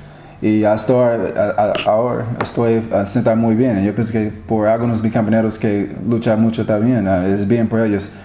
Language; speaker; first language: Spanish; non-native, learner; English